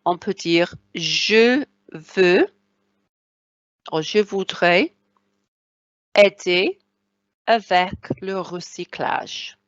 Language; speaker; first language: French; non-native, fluent; Welsh